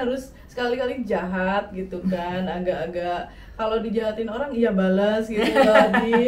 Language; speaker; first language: Indonesian; native; Indonesian